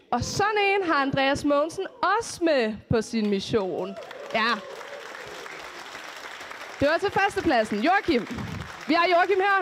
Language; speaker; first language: Danish; native; Danish